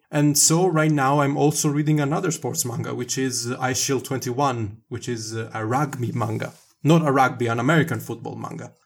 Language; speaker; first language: English; non-native, fluent; Italian